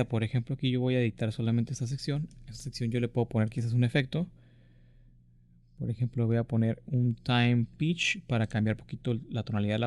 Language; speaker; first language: Spanish; native; Spanish